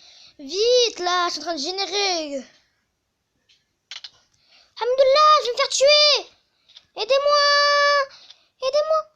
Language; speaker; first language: French; native; French